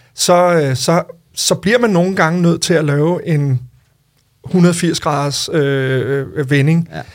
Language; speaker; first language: Danish; native; Danish